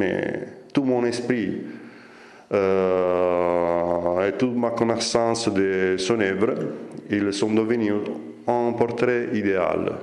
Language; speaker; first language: French; non-native, fluent; Italian